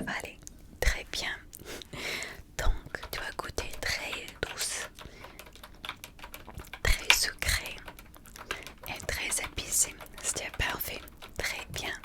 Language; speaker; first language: French; non-native, fluent; English